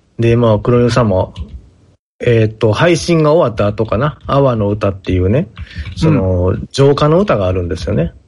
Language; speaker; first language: Japanese; native; Japanese